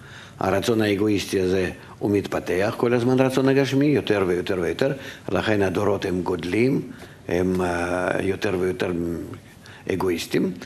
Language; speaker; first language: Hebrew; non-native, fluent; Russian